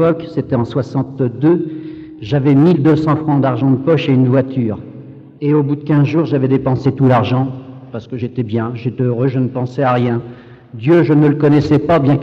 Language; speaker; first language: French; native; French